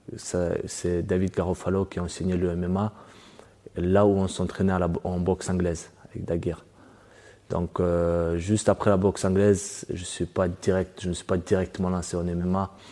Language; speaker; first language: French; early bilingual, other home language; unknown